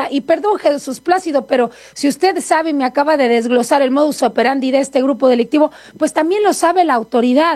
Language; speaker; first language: Spanish; native; Spanish